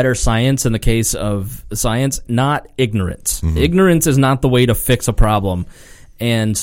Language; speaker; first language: English; native; English